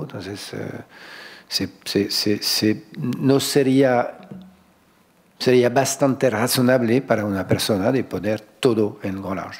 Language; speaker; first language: Spanish; non-native, fluent; French